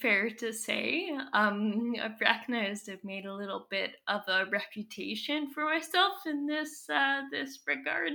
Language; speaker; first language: English; native; English